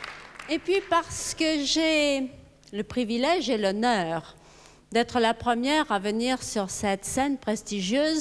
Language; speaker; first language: French; native; French